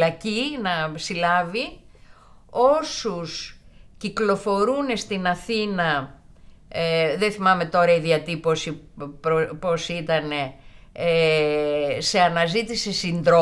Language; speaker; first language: Greek; native; Greek